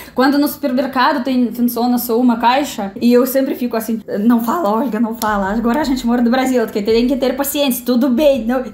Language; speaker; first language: Portuguese; non-native, fluent; Russian